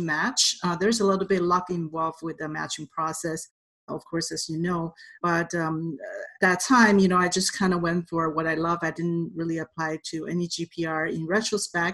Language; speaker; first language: English; non-native, fluent; Chinese